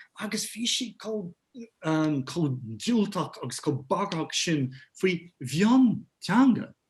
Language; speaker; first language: Irish; non-native, local second language; English